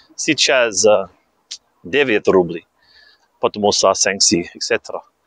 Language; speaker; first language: Russian; non-native, learner; English